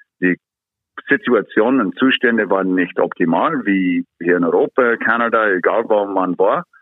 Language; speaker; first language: German; non-native, fluent; English